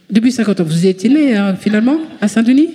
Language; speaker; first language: French; native; French